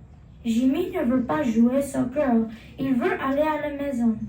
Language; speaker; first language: French; non-native, learner; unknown